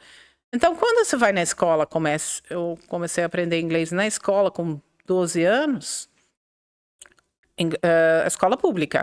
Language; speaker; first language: Portuguese; non-native, fluent; Dutch